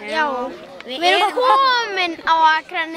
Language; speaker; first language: Icelandic; native; Icelandic